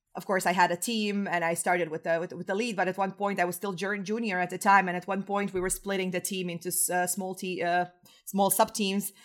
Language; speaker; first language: English; non-native, fluent; Croatian